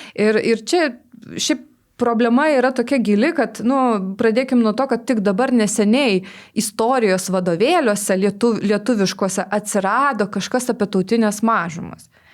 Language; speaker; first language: Lithuanian; non-native, local second language; Polish